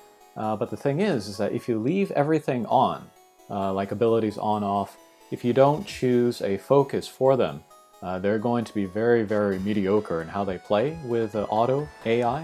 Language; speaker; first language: English; native; English